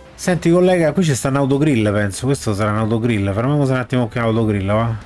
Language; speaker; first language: Italian; native; Italian